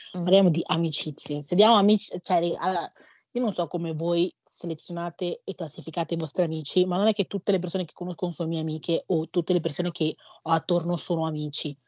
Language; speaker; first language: Italian; early bilingual, other home language; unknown